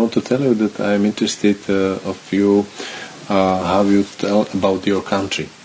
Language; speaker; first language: English; non-native, learner; Slovak